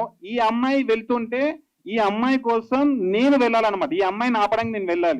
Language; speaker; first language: Telugu; native; Telugu